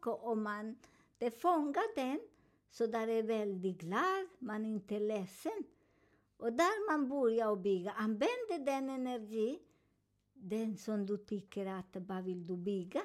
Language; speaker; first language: Swedish; non-native, learner; Spanish